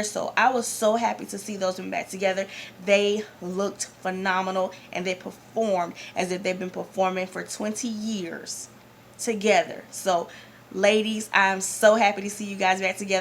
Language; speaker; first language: English; native; English